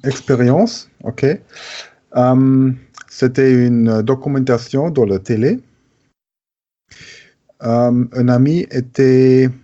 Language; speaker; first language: French; non-native, learner; German